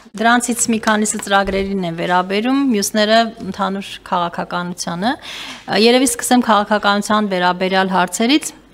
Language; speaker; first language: Armenian; native; Armenian